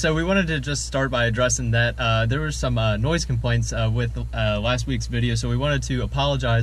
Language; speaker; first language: English; native; English